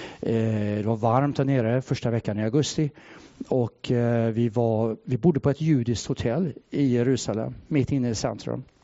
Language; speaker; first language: Swedish; native; Swedish